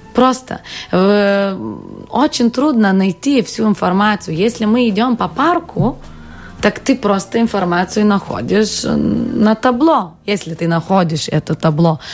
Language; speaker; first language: Russian; non-native, fluent; Lithuanian